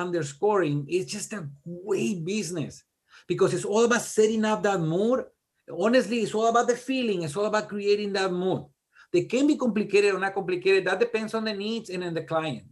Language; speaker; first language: English; non-native, fluent; Spanish